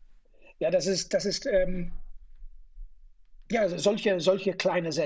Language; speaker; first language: German; non-native, fluent; English